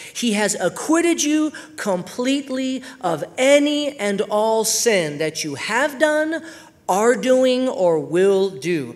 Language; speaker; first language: English; native; English